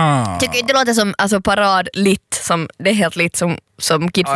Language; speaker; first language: Swedish; native; Swedish